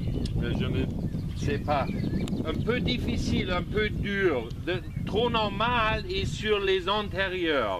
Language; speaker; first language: French; non-native, learner; German